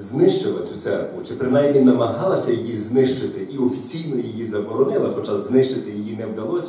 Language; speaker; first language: Ukrainian; native; Ukrainian